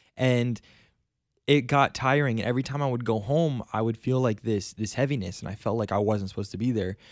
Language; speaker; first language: English; native; English